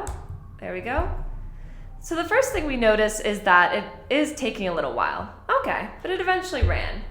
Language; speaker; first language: English; native; English